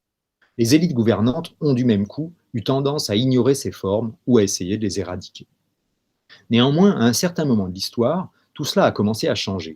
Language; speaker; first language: French; native; French